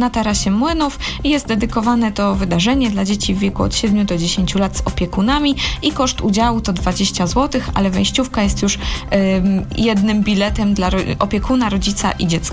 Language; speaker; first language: Polish; native; Polish